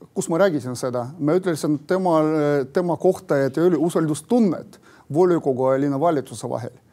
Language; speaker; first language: Estonian; non-native, local second language; Russian